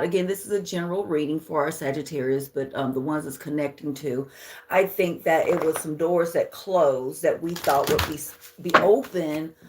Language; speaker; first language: English; native; English